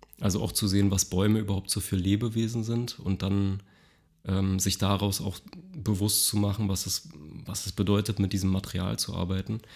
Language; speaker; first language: German; native; German